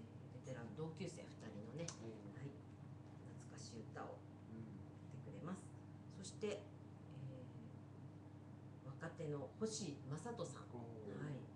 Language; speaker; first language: Japanese; native; Japanese